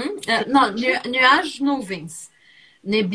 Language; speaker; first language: French; non-native, fluent; Portuguese